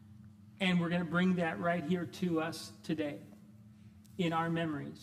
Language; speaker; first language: English; native; English